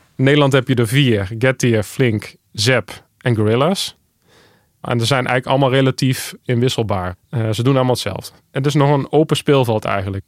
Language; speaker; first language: Dutch; native; Dutch